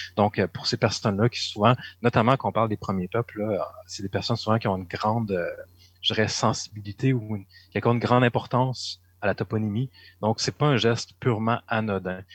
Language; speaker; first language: French; native; French